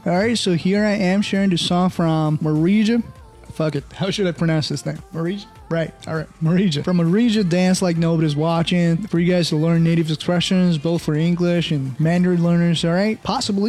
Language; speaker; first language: English; non-native, fluent; Chinese